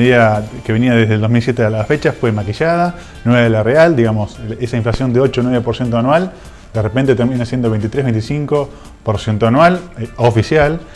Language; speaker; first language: Spanish; native; Spanish